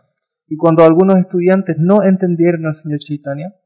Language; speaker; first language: Spanish; native; Spanish